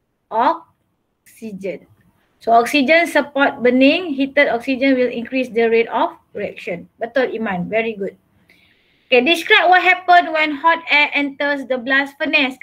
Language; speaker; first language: English; non-native, local second language; Malay